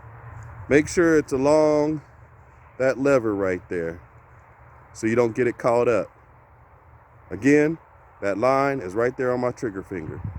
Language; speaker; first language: English; native; English